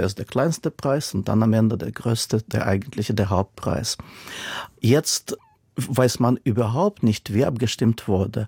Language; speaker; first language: German; non-native, fluent; Russian